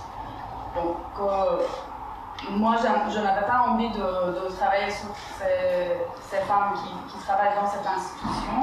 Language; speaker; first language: French; non-native, fluent; Persian